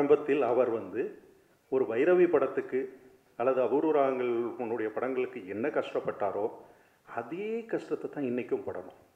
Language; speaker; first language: Tamil; native; Tamil